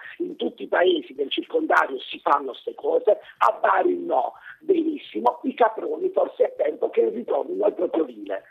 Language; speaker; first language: Italian; native; Italian